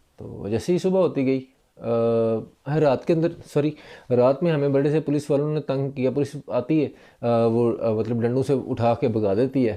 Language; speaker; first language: Urdu; non-native, local second language; Punjabi